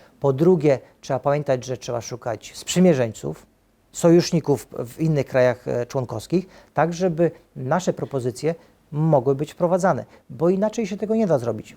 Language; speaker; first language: Polish; native; Polish